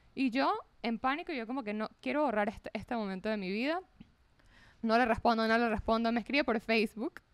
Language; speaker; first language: Spanish; native; Spanish